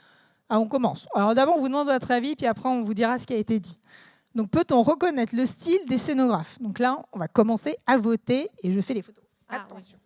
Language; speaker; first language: French; native; French